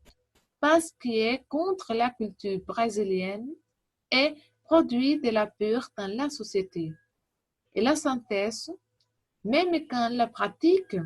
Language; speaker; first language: French; non-native, learner; Portuguese